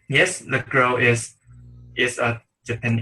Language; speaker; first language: English; non-native, learner; Chinese